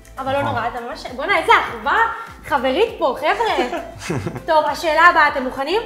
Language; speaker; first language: Hebrew; native; Hebrew